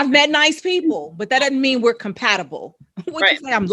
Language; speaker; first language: English; native; English